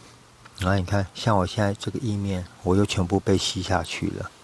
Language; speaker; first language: Chinese; native; Chinese